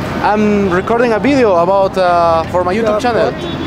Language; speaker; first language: English; non-native, learner; Spanish